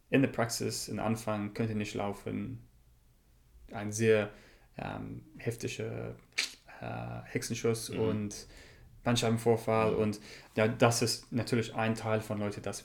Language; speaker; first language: German; non-native, learner; English